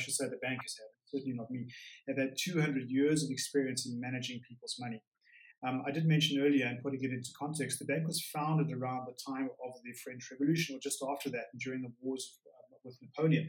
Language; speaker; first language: English; native; English